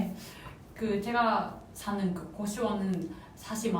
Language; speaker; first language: Korean; non-native, fluent; Japanese